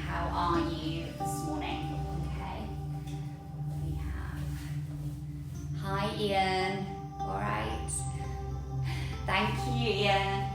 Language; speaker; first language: English; native; English